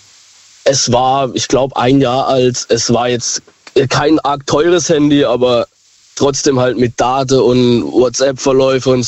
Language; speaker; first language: German; native; German